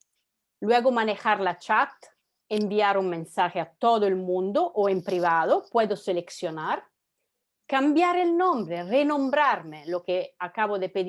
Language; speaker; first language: Spanish; non-native, fluent; Italian